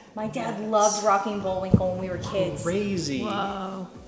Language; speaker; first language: English; native; English